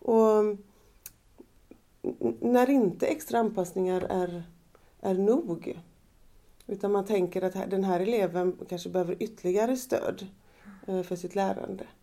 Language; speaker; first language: Swedish; native; Swedish